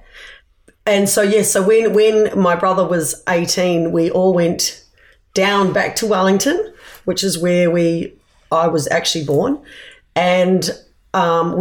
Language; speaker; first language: English; native; English